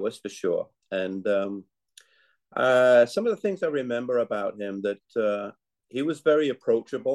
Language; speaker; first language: English; native; English